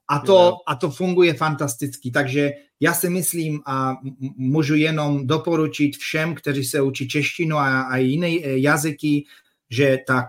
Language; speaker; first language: Czech; non-native, fluent; Polish